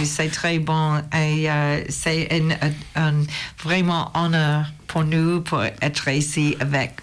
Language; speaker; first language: French; non-native, learner; English